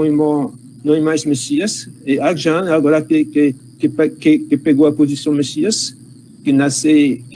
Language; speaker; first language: Portuguese; non-native, fluent; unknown